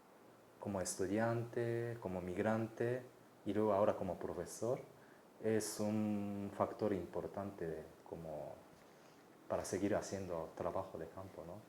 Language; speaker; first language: Spanish; non-native, fluent; Japanese